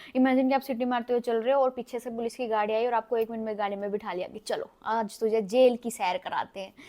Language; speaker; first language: Hindi; native; Hindi